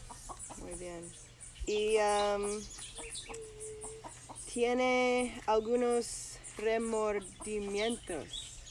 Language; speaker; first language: Spanish; non-native, learner; English